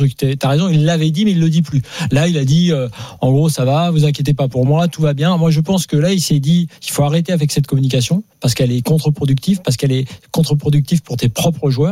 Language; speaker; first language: French; native; French